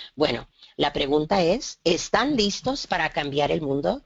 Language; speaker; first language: Spanish; native; Spanish